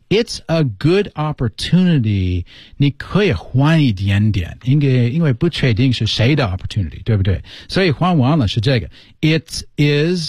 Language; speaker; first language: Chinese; non-native, fluent; English